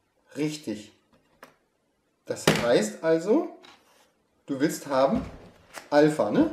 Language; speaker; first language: German; native; German